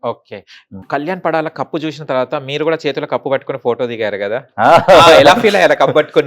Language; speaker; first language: Telugu; native; Telugu